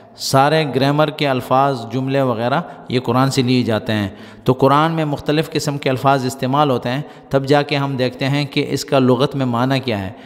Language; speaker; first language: Urdu; non-native, local second language; Pashto